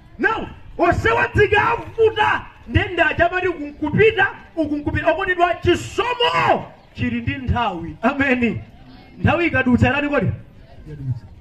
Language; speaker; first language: Nyanja; native; Nyanja